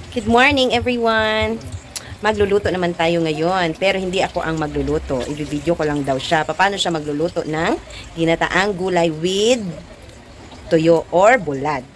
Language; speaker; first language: Filipino; non-native, local second language; Cebuano